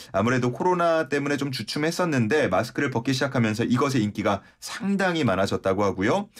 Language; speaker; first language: Korean; native; Korean